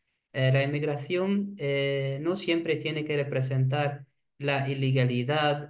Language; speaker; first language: Spanish; non-native, fluent; Arabic